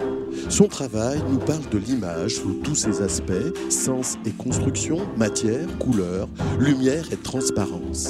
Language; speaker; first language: French; native; French